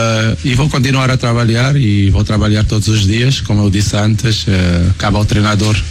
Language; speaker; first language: Spanish; non-native, learner; Portuguese